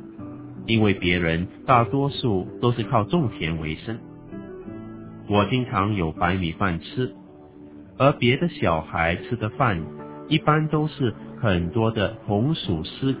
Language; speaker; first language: Chinese; native; Chinese